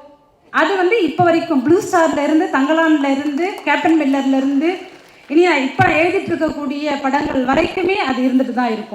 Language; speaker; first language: Tamil; native; Tamil